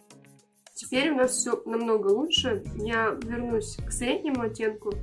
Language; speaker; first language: Russian; native; Russian